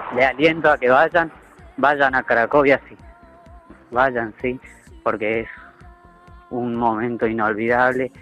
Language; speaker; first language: Spanish; native; Spanish